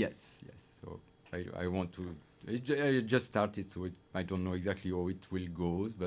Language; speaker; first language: English; non-native, learner; French